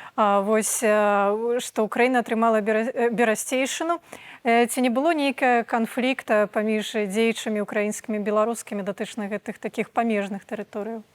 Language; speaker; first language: Belarusian; native; Belarusian